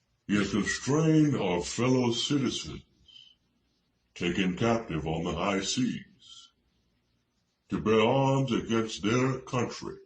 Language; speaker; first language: English; native; English